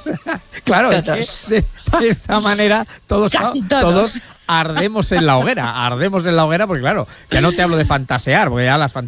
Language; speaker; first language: Spanish; native; Spanish